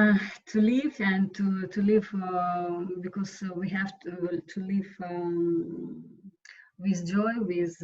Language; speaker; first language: English; non-native, learner; Russian